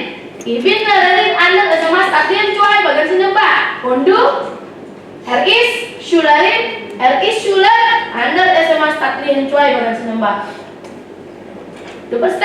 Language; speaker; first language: German; non-native, learner; Indonesian